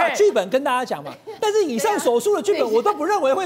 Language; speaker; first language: Chinese; native; Chinese